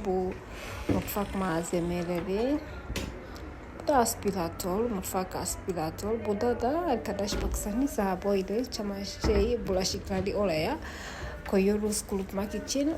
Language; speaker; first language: Turkish; non-native, fluent; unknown